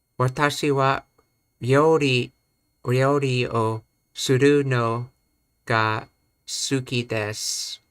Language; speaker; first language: Japanese; non-native, learner; English